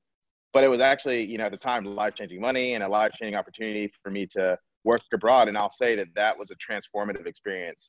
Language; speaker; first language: English; native; English